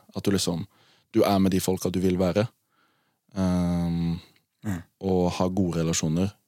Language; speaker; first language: Norwegian; native; Norwegian